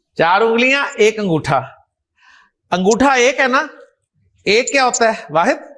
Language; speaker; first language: Urdu; non-native, local second language; Punjabi